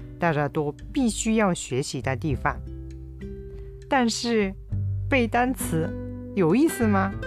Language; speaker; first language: Chinese; non-native, fluent; Japanese